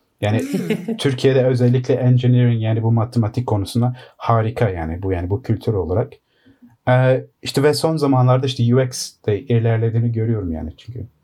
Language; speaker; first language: Turkish; early bilingual, heritage; Turkish